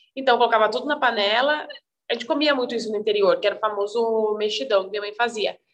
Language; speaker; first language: Portuguese; native; Portuguese